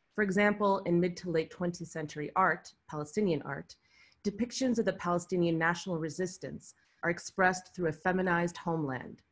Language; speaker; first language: English; early bilingual, other home language; Arabic